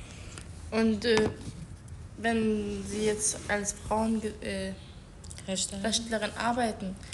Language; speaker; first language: German; non-native, learner; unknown